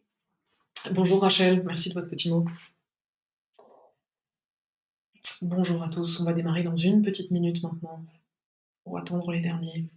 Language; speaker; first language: French; native; French